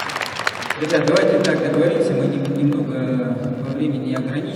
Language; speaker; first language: Russian; native; Russian